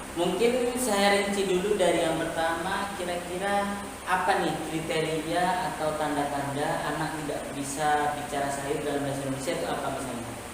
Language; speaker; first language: Indonesian; non-native, local second language; Madurese